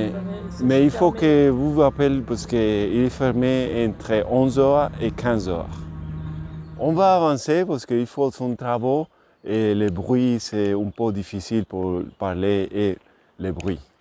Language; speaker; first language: French; non-native, learner; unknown